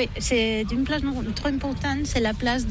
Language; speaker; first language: French; non-native, learner; Catalan